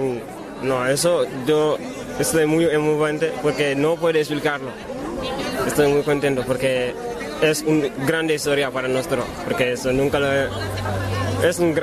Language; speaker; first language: Spanish; non-native, learner; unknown